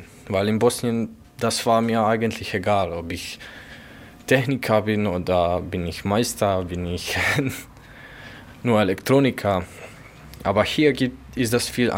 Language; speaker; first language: German; non-native, learner; Bosnian